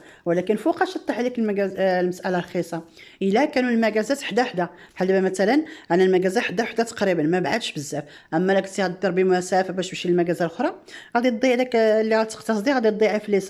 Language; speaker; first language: Arabic; native; Arabic